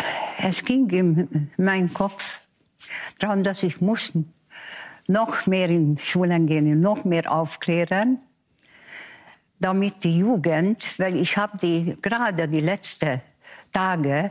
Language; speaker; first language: German; non-native, fluent; Hungarian